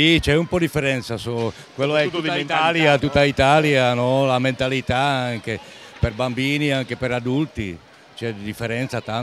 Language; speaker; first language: Italian; non-native, learner; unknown